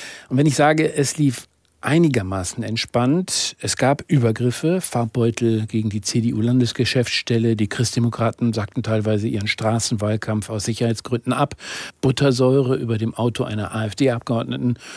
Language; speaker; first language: German; native; German